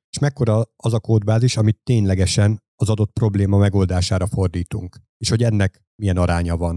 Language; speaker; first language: Hungarian; native; Hungarian